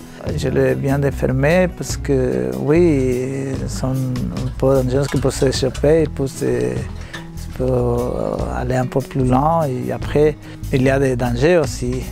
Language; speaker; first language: French; non-native, learner; Spanish